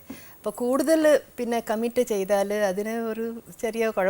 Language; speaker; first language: Malayalam; non-native, fluent; Telugu